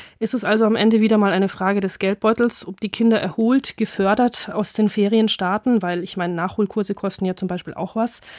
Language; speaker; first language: German; native; German